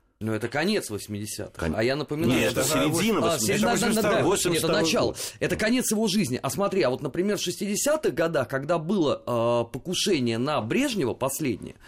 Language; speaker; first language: Russian; native; Russian